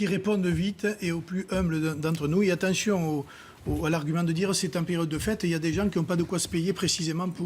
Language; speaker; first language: French; native; French